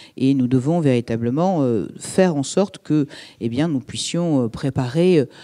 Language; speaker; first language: French; native; French